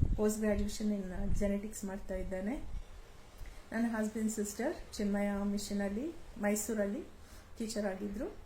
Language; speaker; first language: Kannada; non-native, local second language; Kodava